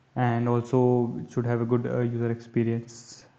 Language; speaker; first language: English; non-native, local second language; Hindi